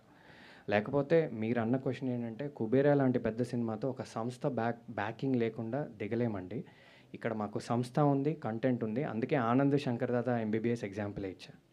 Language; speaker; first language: Telugu; native; Telugu